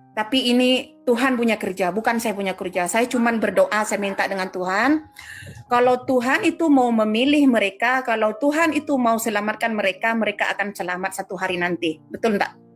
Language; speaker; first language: Indonesian; non-native, local second language; Madurese